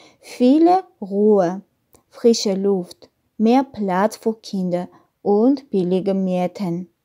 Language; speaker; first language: German; non-native, learner; Armenian